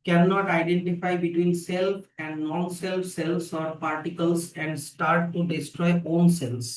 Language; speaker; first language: English; non-native, local second language; Bangla